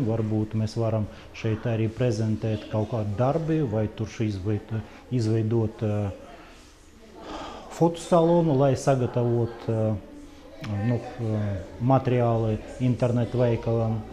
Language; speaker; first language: Latvian; non-native, local second language; Russian